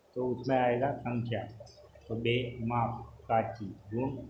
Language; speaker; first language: Hindi; non-native, local second language; Gujarati